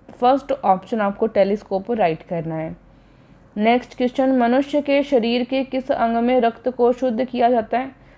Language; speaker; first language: Hindi; native; Hindi